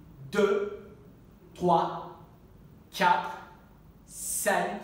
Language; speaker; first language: French; non-native, fluent; Turkish